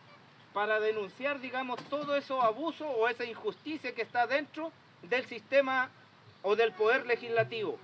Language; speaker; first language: Spanish; native; Spanish